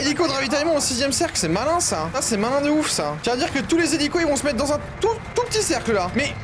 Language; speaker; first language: French; native; French